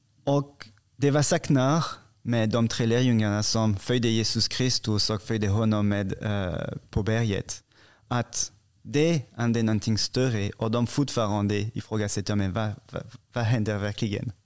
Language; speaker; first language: Swedish; non-native, fluent; French